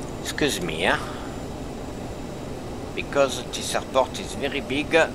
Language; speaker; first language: English; non-native, learner; French